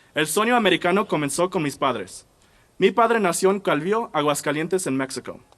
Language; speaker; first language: Spanish; early bilingual, heritage; Spanish